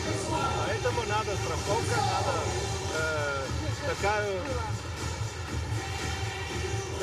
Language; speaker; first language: Russian; non-native, learner; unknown